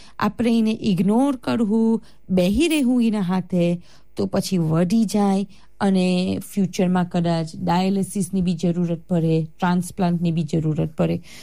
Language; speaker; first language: Gujarati; early bilingual, heritage; Gujarati